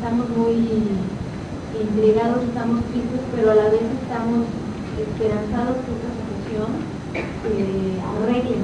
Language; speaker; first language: Spanish; native; Spanish